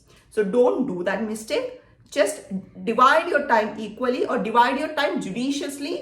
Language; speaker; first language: English; non-native, local second language; Malayalam